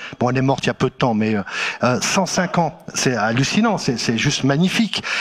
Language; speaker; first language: French; native; French